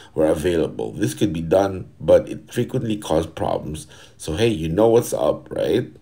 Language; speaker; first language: English; non-native, fluent; Portuguese